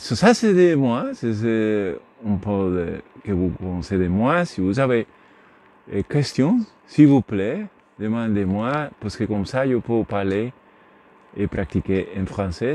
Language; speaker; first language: French; non-native, learner; Spanish